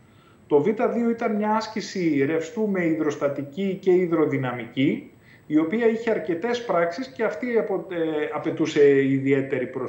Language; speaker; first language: Greek; native; Greek